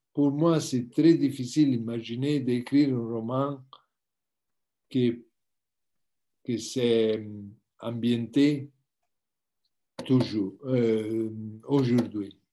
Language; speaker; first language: French; non-native, learner; Italian